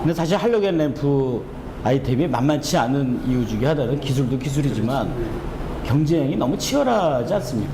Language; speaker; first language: Korean; native; Korean